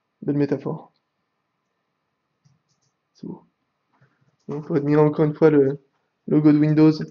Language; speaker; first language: French; native; French